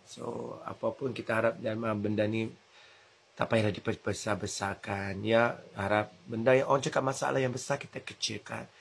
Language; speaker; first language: Malay; native; Malay